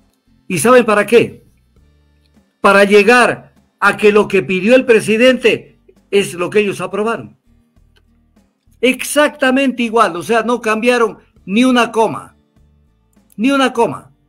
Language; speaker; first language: Spanish; native; Spanish